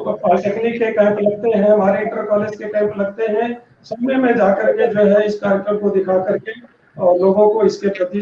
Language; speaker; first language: Hindi; native; Hindi